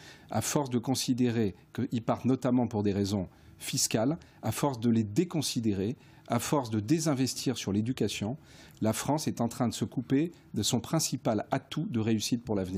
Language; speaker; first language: French; native; French